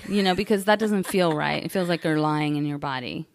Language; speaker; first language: English; native; English